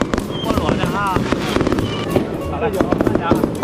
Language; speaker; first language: Chinese; native; Chinese